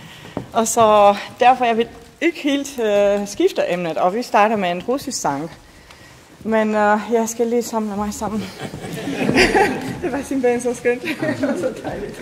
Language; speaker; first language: Danish; non-native, fluent; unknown